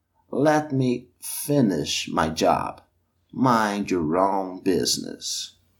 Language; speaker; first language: English; non-native, fluent; Portuguese